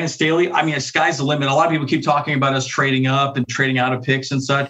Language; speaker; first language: English; native; English